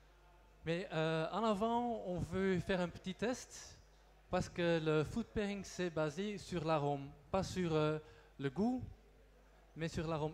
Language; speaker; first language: French; non-native, local second language; Dutch